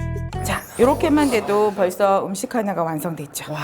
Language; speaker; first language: Korean; native; Korean